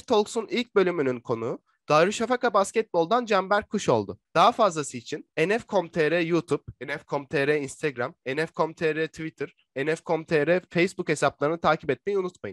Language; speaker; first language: Turkish; native; Turkish